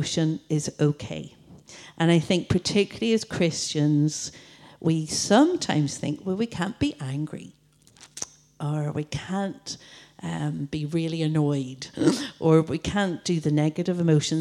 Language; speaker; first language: English; native; English